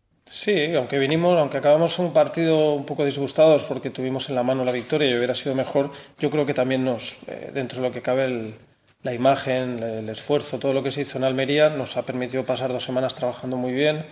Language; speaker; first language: Spanish; native; Spanish